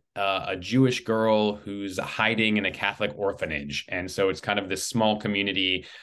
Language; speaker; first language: English; native; English